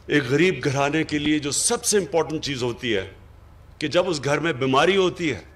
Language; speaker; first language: Urdu; native; Urdu